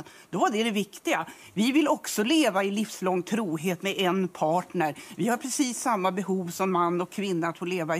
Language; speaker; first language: Swedish; native; Swedish